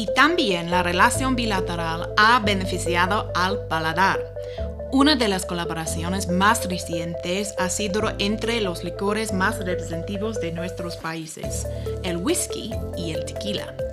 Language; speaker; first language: Spanish; non-native, fluent; English